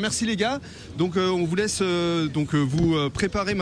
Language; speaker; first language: French; native; French